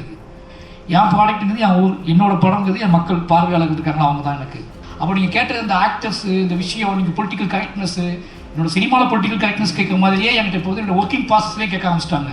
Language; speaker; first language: Tamil; native; Tamil